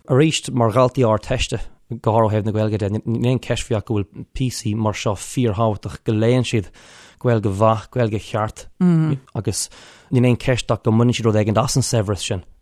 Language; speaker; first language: Irish; non-native, local second language; English